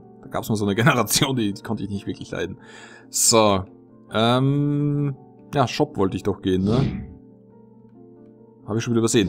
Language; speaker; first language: German; native; German